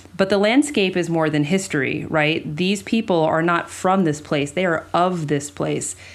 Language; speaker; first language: English; early bilingual, other home language; Spanish